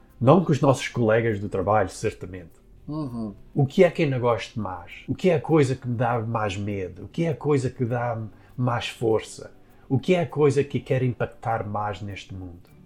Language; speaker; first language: Portuguese; early bilingual, heritage; Portuguese